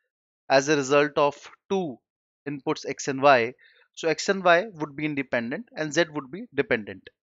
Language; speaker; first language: English; non-native, local second language; Hindi